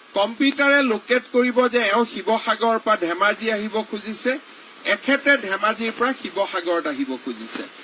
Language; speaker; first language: Assamese; native; Assamese